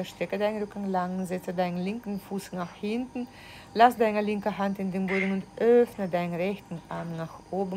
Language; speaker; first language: German; non-native, fluent; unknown